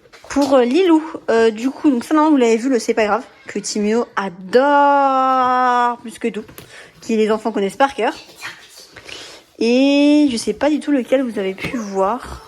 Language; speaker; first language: French; native; French